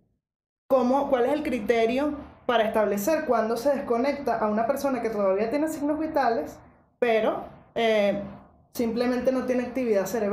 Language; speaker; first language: Spanish; native; Spanish